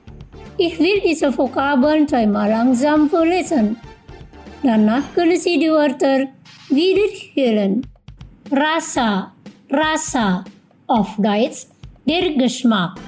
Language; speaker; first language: German; non-native, fluent; Indonesian